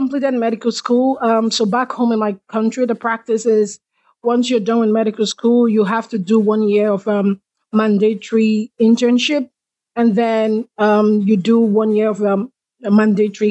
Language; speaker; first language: English; non-native, local second language; Igbo